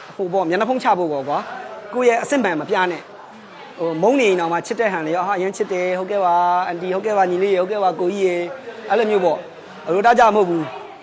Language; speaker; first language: Burmese; non-native, local second language; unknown